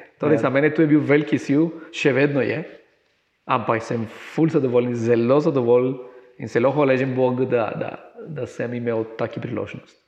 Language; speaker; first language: Slovenian; non-native, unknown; Spanish